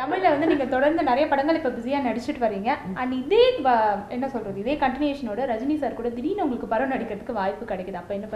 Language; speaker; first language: Tamil; native; Tamil